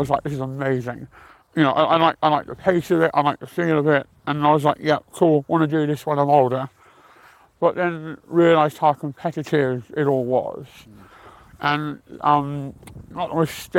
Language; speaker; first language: English; native; English